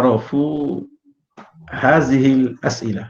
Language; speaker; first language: Arabic; non-native, fluent; Malay